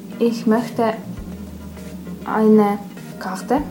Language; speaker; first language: German; non-native, learner; Russian